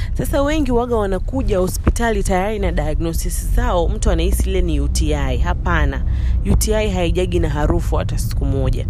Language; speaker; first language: Swahili; native; Swahili